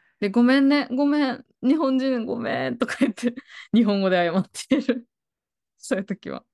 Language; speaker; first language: Japanese; native; Japanese